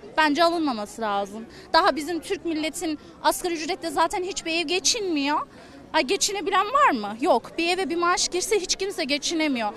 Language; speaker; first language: Turkish; native; Turkish